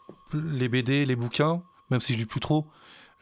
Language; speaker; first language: French; native; French